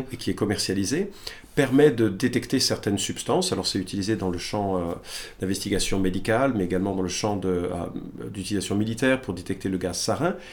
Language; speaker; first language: French; native; French